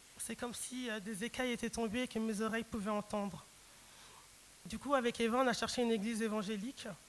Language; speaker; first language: French; early bilingual, other home language; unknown